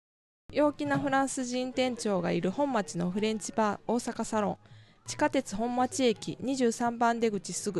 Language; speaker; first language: Japanese; native; Japanese